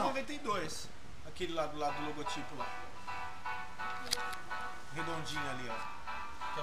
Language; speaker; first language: Portuguese; native; Portuguese